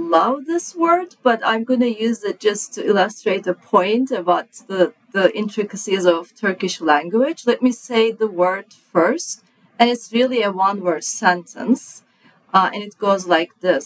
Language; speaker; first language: English; non-native, fluent; Turkish